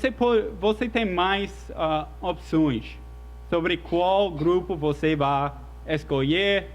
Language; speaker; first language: Portuguese; non-native, fluent; English